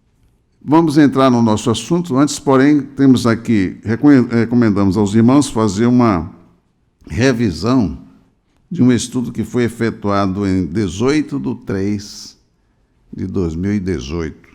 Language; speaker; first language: Portuguese; native; Portuguese